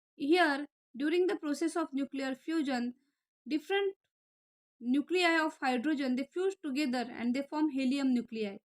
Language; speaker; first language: English; non-native, local second language; Marathi